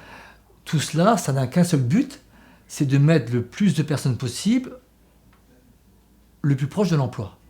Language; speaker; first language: French; native; French